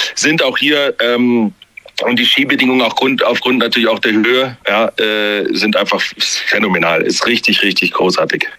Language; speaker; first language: German; native; German